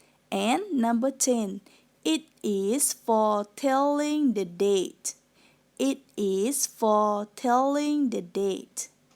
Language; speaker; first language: English; non-native, fluent; Thai